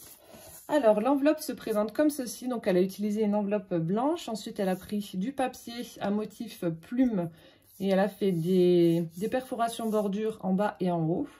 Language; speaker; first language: French; native; French